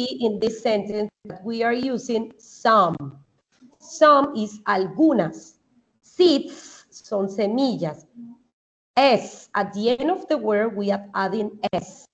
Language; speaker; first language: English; non-native, fluent; Spanish